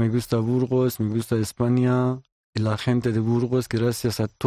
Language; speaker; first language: Spanish; non-native, learner; Persian